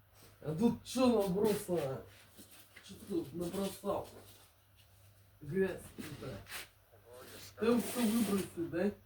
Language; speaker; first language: Russian; native; Russian